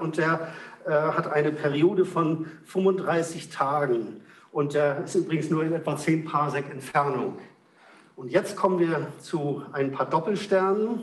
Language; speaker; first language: German; native; German